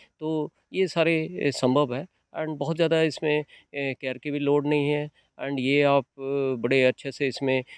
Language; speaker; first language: Hindi; non-native, local second language; Odia